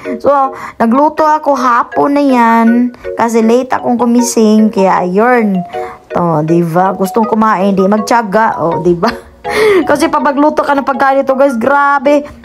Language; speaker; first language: Filipino; non-native, local second language; Cebuano